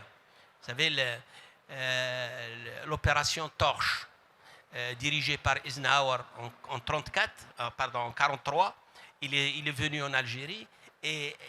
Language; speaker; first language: French; non-native, local second language; Arabic